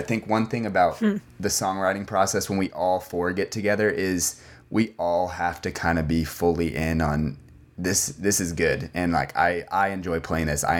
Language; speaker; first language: English; native; English